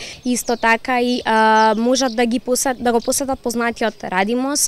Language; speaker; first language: Macedonian; native; Macedonian